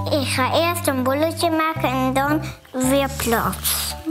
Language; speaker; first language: Dutch; early bilingual, other home language; Hebrew